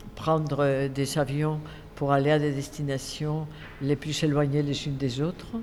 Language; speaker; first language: French; non-native, fluent; Spanish